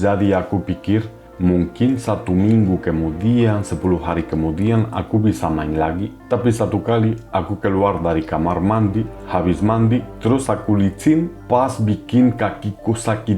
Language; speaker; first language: Indonesian; non-native, fluent; Spanish